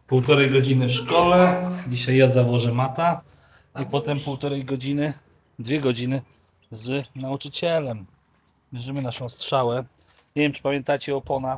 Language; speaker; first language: Polish; native; Polish